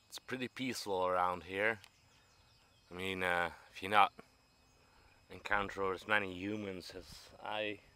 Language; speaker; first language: English; non-native, fluent; Dutch